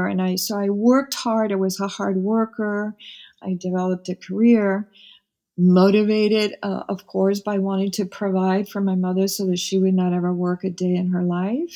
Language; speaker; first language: English; early bilingual, other home language; Spanish